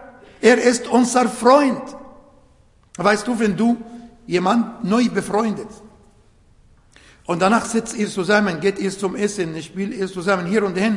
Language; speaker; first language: German; non-native, learner; Arabic